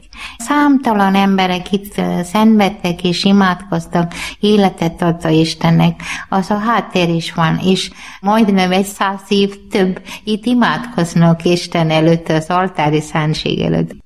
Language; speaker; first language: Hungarian; non-native, learner; Malayalam